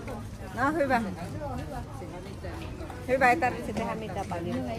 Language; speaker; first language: Finnish; non-native, fluent; Filipino